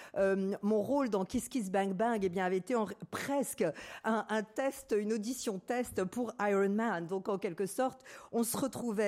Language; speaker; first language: French; native; French